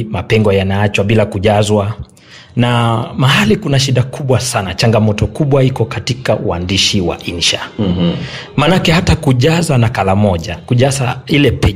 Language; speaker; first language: Swahili; non-native, local second language; Kalenjin